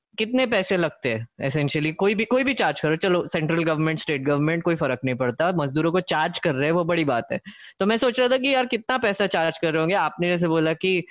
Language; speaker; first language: Hindi; non-native, local second language; Marathi